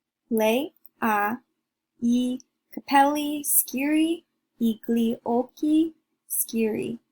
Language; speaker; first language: Italian; non-native, learner; English